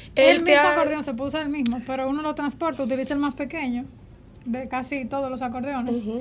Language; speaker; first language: Spanish; native; Spanish